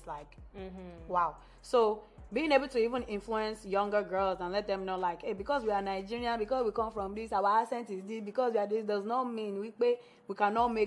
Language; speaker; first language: English; non-native, local second language; Yoruba